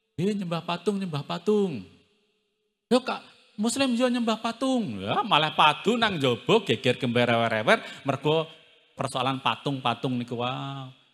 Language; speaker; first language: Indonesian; non-native, local second language; Javanese